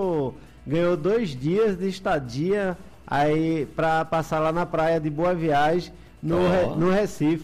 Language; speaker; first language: Portuguese; native; Portuguese